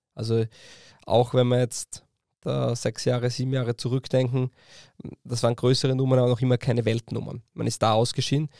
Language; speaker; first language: German; native; German